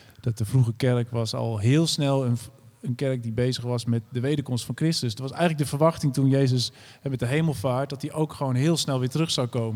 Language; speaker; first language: Dutch; native; Dutch